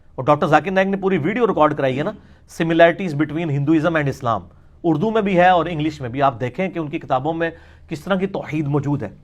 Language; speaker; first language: Urdu; non-native, local second language; Punjabi